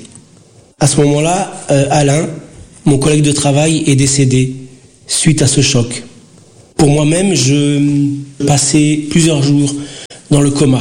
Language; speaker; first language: French; early bilingual, other home language; Portuguese